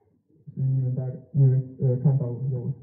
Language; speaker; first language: Chinese; non-native, learner; German